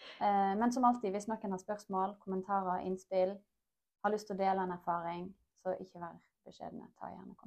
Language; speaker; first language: Norwegian; native; Norwegian